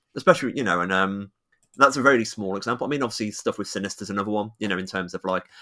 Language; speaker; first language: English; native; English